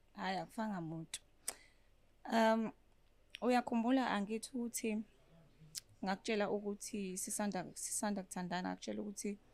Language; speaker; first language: Zulu; native; Zulu